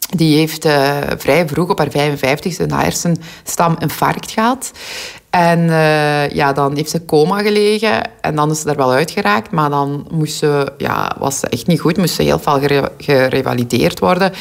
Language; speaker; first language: Dutch; non-native, local second language; Kurdish